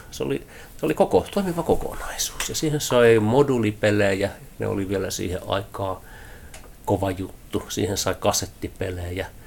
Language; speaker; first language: Finnish; early bilingual, heritage; Finnish